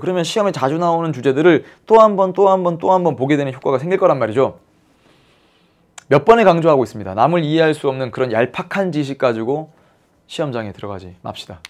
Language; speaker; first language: Korean; native; Korean